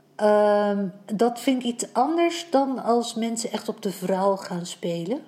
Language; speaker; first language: Dutch; native; Dutch